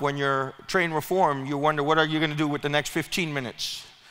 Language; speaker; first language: English; early bilingual, other home language; Spanish